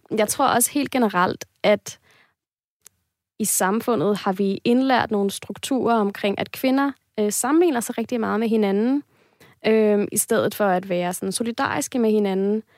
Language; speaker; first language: Danish; native; Danish